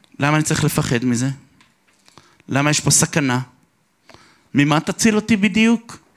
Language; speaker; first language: Hebrew; early bilingual, other home language; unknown